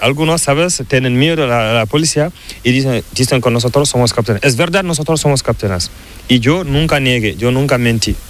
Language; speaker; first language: Spanish; non-native, learner; Fula